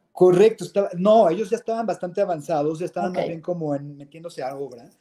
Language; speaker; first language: Spanish; native; Spanish